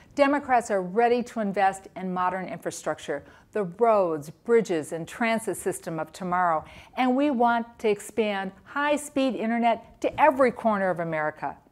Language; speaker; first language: English; native; English